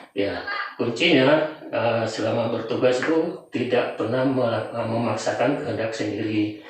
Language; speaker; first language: Indonesian; non-native, local second language; Javanese